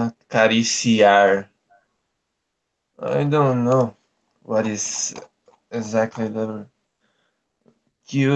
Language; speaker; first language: English; non-native, learner; Portuguese